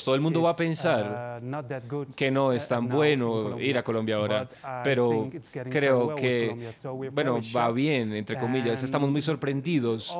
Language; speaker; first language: Spanish; non-native, fluent; Dutch